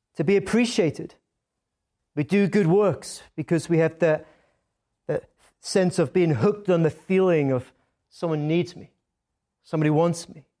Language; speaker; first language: English; native; English